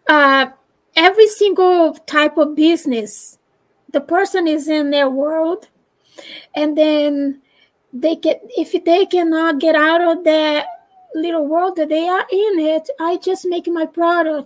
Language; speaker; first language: English; non-native, fluent; Portuguese